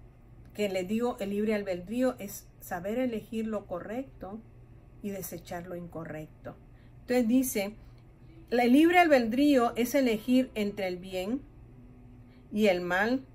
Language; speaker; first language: Spanish; native; Spanish